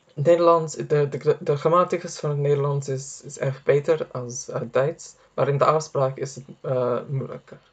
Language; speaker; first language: Dutch; non-native, fluent; English